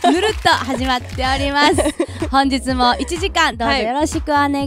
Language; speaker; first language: Japanese; native; Japanese